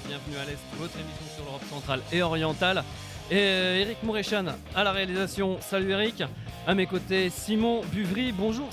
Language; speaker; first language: French; native; French